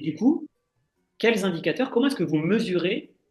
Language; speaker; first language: French; native; French